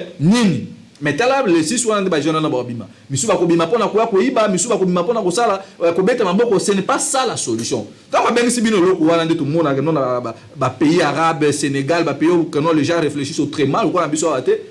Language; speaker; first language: Lingala; native; Lingala